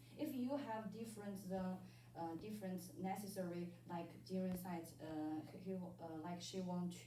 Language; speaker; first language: English; non-native, learner; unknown